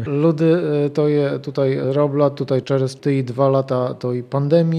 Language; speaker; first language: Polish; non-native, local second language; Ukrainian